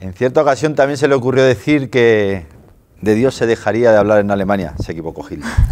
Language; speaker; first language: Spanish; native; Spanish